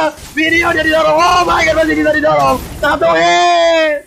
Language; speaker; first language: Indonesian; native; Indonesian